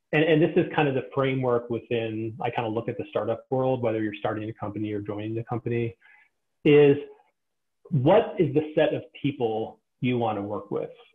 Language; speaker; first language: English; native; English